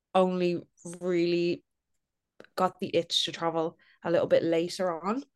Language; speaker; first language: English; native; English